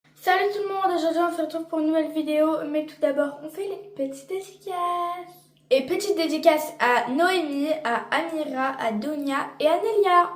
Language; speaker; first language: French; native; French